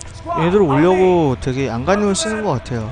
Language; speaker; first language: Korean; native; Korean